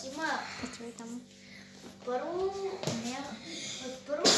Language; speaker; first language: Bulgarian; early bilingual, heritage; Bulgarian